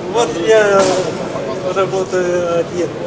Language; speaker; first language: Russian; non-native, local second language; Yakut